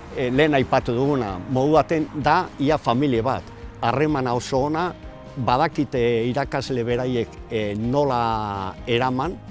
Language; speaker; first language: Basque; non-native, local second language; Spanish